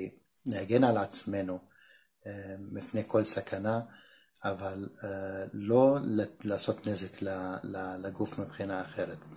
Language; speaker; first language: Hebrew; non-native, local second language; Arabic